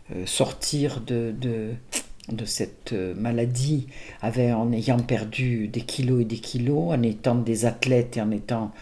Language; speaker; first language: French; native; French